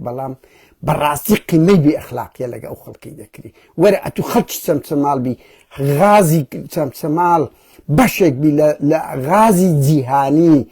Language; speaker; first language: Central Kurdish; early bilingual, heritage; Central Kurdish